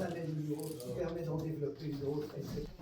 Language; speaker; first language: French; native; French